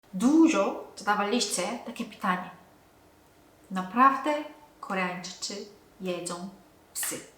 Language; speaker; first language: Polish; non-native, learner; Korean